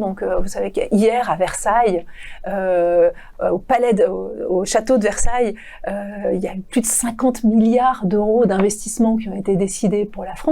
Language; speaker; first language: French; native; French